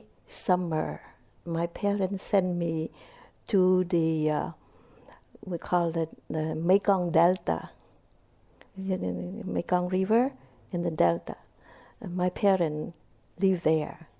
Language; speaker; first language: English; non-native, fluent; Vietnamese